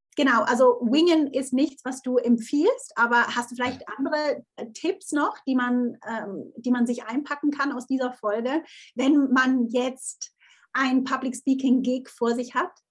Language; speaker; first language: German; native; German